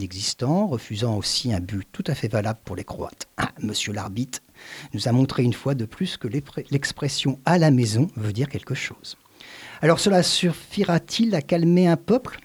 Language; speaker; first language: French; native; French